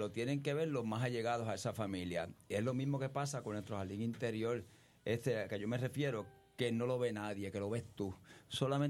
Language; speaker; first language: Spanish; native; Spanish